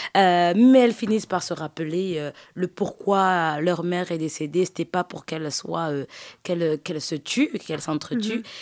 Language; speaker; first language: French; early bilingual, other home language; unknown